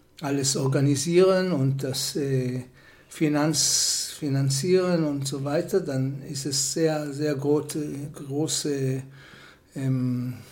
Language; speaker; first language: German; non-native, fluent; Hebrew